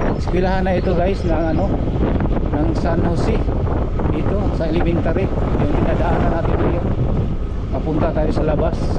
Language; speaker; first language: Filipino; non-native, local second language; Cebuano